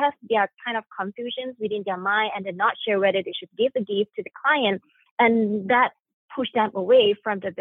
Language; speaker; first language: English; non-native, local second language; Chinese